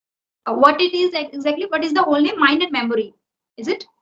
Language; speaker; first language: English; non-native, local second language; Hindi